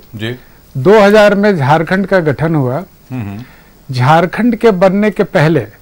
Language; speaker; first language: Hindi; native; Hindi